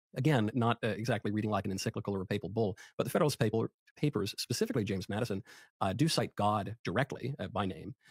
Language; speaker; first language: English; native; English